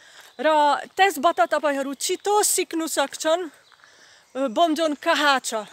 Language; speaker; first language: Nepali; non-native, fluent; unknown